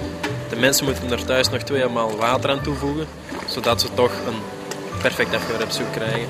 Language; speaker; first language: Dutch; native; Dutch